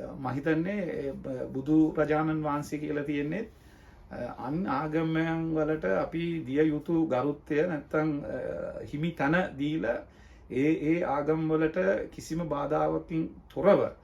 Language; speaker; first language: Sinhala; non-native, local second language; Tamil